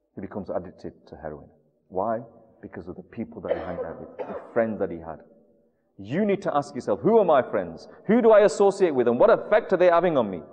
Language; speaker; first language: English; early bilingual, other home language; Urdu